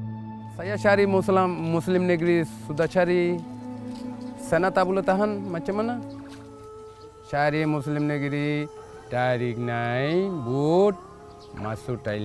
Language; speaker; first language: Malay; non-native, learner; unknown